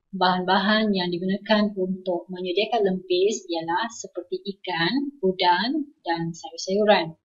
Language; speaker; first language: Malay; non-native, local second language; Iban